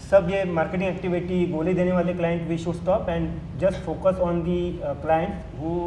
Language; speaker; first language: Hindi; non-native, local second language; Marathi